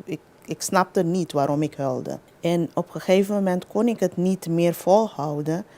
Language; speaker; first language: Dutch; non-native, local second language; Papiamento